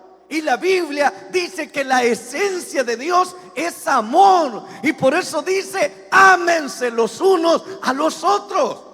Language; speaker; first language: Spanish; native; Spanish